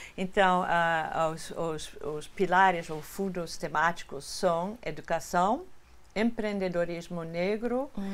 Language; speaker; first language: Portuguese; non-native, fluent; English